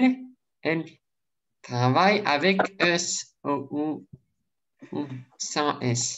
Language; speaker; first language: French; non-native, learner; Russian